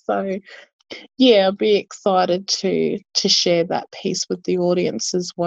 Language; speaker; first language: English; native; English